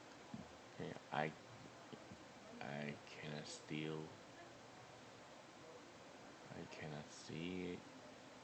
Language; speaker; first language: English; non-native, learner; Korean